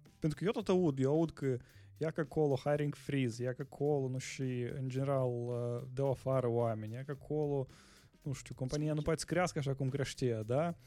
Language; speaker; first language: Romanian; non-native, local second language; Russian